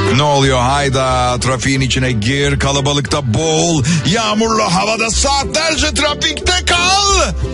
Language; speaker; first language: Turkish; native; Turkish